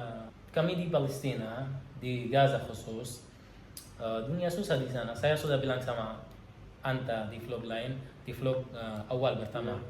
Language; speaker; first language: Indonesian; non-native, learner; Arabic